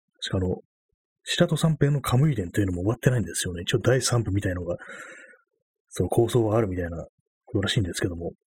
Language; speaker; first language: Japanese; native; Japanese